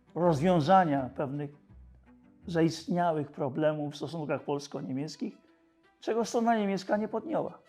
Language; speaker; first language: Polish; native; Polish